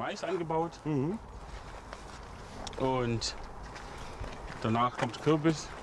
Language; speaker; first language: German; non-native, fluent; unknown